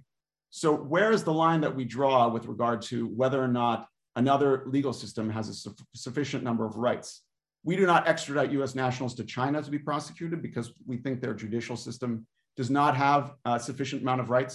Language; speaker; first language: English; native; English